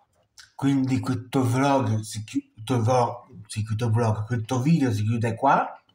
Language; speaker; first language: Italian; non-native, fluent; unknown